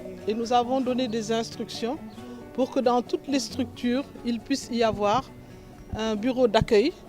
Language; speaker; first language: French; non-native, local second language; Wolof